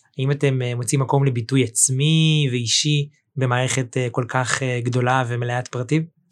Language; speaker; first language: Hebrew; native; Hebrew